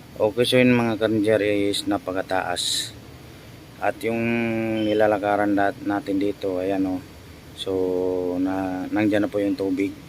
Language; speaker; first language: Filipino; native; Filipino